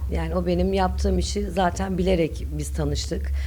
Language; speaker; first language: Turkish; early bilingual, other home language; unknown